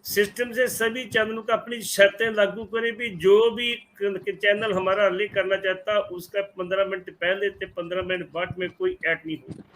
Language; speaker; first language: Hindi; non-native, local second language; Punjabi